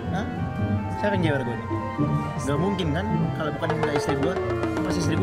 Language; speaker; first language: Indonesian; native; Indonesian